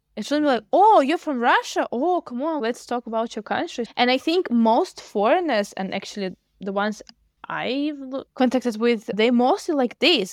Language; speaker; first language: English; non-native, fluent; Russian